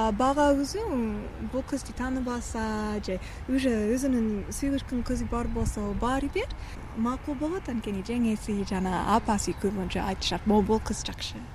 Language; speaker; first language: Kyrgyz; non-native, fluent; English